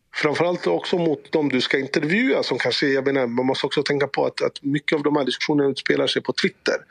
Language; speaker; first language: Swedish; early bilingual, other home language; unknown